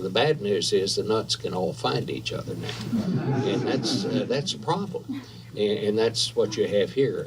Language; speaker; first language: English; native; English